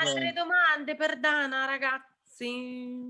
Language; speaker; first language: Italian; native; Italian